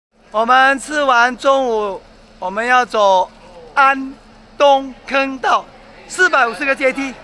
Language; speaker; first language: Chinese; native; Chinese